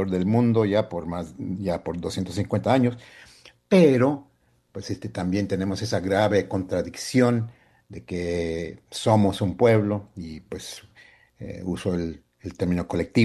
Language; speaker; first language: Spanish; early bilingual, heritage; Spanish